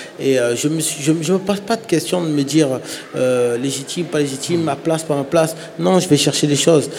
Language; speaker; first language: French; native; French